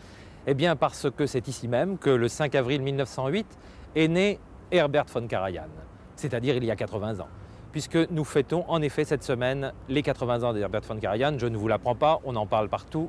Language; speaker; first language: French; native; French